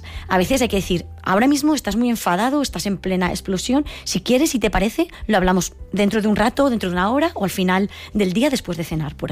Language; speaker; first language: Spanish; native; Spanish